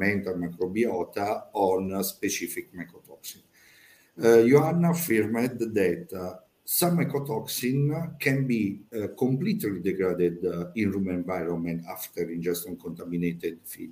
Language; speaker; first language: English; non-native, fluent; Italian